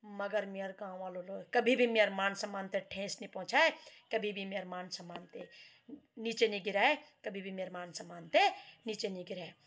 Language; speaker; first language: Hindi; non-native, local second language; Garhwali